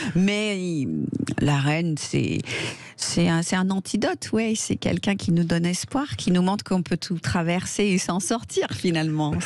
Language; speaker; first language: French; non-native, fluent; English